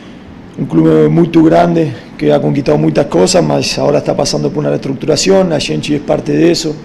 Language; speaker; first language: Portuguese; non-native, fluent; Spanish